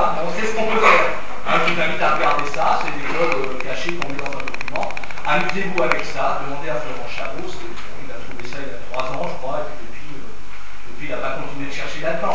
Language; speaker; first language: French; native; French